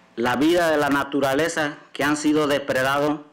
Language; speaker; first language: Spanish; native; Spanish